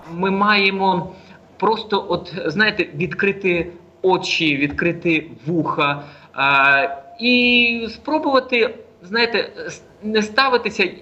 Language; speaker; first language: Ukrainian; native; Ukrainian